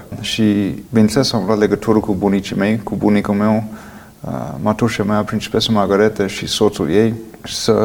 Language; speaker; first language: Romanian; non-native, fluent; English